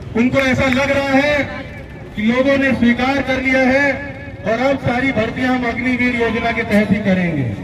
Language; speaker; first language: Hindi; native; Hindi